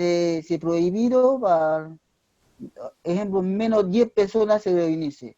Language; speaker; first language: Spanish; non-native, learner; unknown